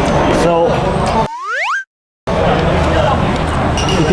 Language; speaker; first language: Japanese; non-native, learner; Korean